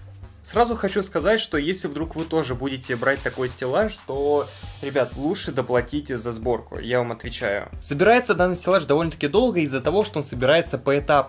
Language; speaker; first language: Russian; native; Russian